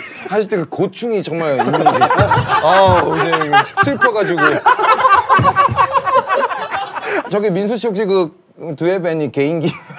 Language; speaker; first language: Korean; early bilingual, heritage; Korean